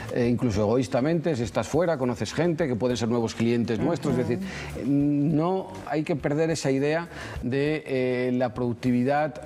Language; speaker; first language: Spanish; native; Spanish